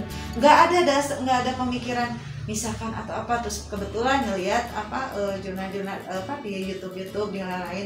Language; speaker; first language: Indonesian; non-native, local second language; Sundanese